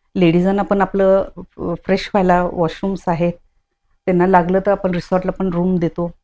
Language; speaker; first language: Marathi; non-native, local second language; Konkani